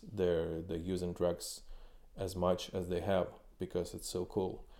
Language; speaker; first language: English; non-native, fluent; Ukrainian